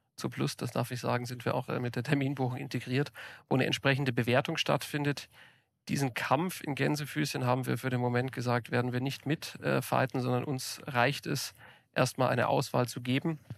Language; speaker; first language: German; native; German